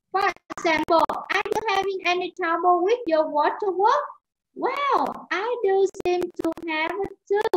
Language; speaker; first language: English; non-native, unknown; Vietnamese